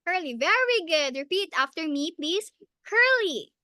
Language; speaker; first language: English; non-native, local second language; Filipino